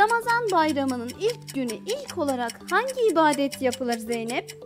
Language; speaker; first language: Turkish; native; Turkish